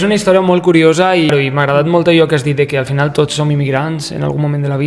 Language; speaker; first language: Catalan; native; Catalan